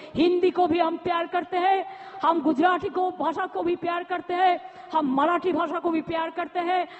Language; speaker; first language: Hindi; non-native, local second language; Bangla